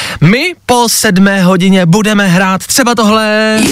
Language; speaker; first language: Czech; native; Czech